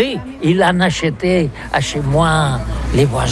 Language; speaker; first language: French; non-native, learner; Catalan